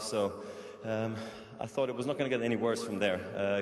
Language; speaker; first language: English; non-native, fluent; German